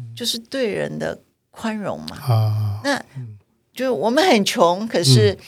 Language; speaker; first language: Chinese; native; Chinese